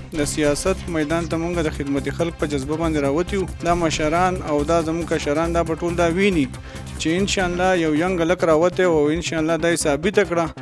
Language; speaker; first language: Pashto; native; Pashto